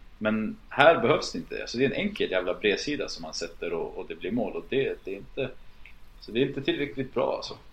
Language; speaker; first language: Swedish; early bilingual, other home language; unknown